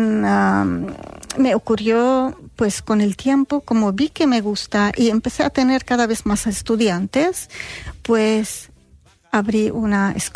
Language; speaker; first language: Spanish; non-native, fluent; Arabic